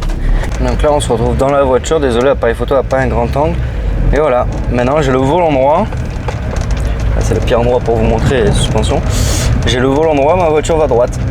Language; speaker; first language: French; native; French